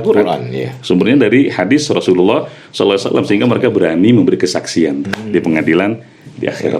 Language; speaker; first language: Indonesian; native; Indonesian